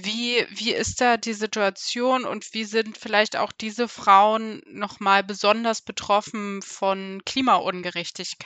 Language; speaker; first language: German; native; German